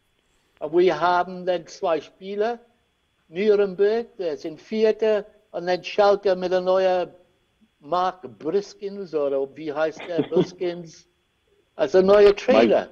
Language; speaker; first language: German; non-native, learner; English